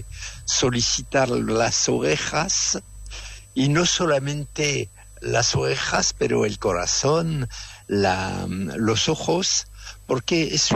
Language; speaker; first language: Spanish; non-native, fluent; French